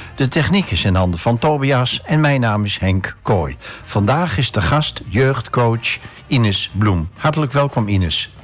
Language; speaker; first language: Dutch; native; Dutch